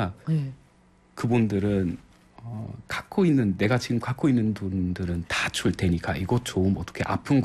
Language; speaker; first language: Korean; non-native, fluent; Arabic